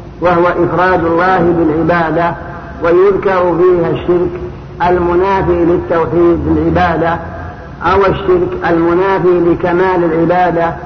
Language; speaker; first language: Arabic; native; Arabic